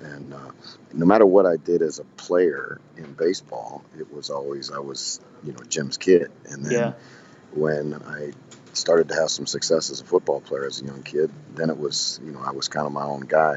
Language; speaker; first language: English; native; English